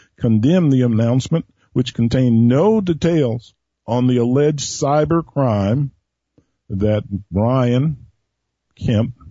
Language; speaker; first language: English; native; English